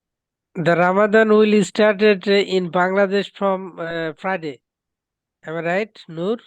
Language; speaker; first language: English; non-native, learner; Bangla